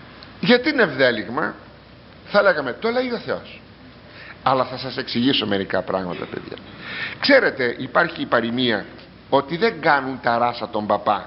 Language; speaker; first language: Greek; native; Greek